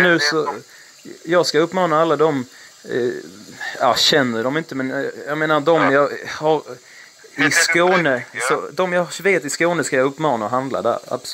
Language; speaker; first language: Swedish; native; Swedish